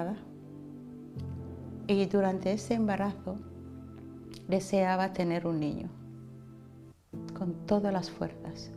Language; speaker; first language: Spanish; non-native, fluent; Somali